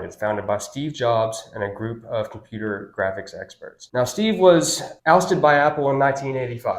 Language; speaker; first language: English; native; English